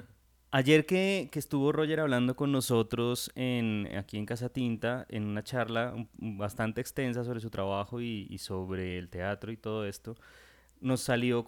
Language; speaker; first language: Spanish; native; Spanish